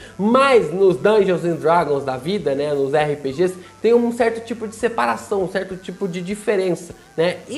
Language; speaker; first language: Portuguese; native; Portuguese